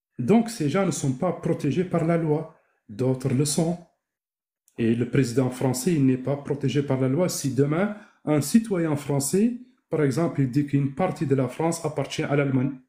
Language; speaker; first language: French; non-native, local second language; Arabic